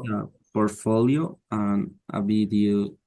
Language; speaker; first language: English; non-native, learner; Spanish